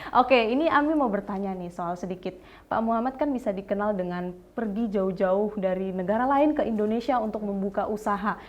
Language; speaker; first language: Indonesian; native; Indonesian